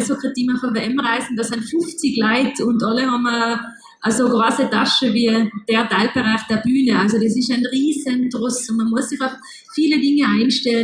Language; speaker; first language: German; native; German